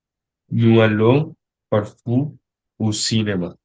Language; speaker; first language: French; non-native, learner; Spanish